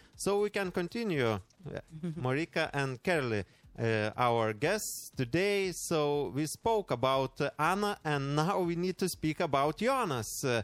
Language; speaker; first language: English; non-native, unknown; Lithuanian